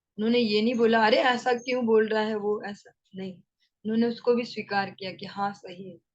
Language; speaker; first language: Hindi; non-native, local second language; Bangla